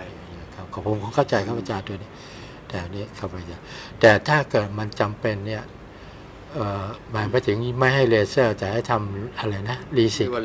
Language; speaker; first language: Thai; native; Thai